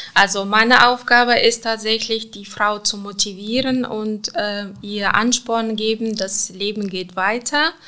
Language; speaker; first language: German; non-native, fluent; Russian